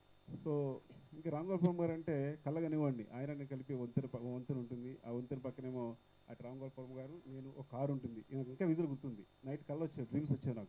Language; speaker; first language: Telugu; native; Telugu